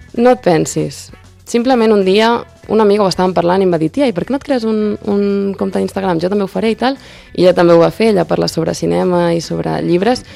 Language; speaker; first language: Catalan; native; Catalan